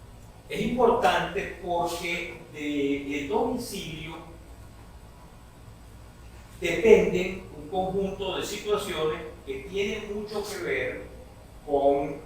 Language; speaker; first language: Spanish; native; Spanish